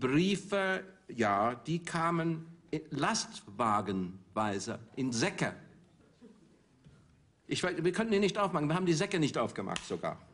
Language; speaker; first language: German; non-native, fluent; English